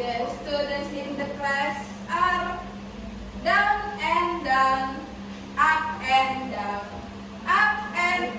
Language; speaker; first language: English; non-native, learner; Indonesian